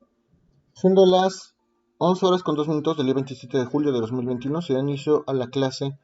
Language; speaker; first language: Spanish; native; Spanish